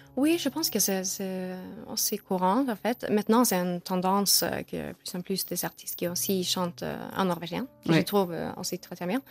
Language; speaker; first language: French; native; French